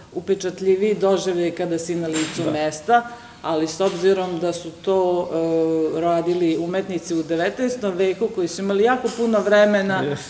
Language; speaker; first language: Serbian; native; Serbian